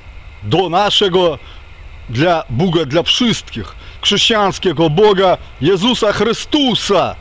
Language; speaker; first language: Polish; non-native, fluent; Ukrainian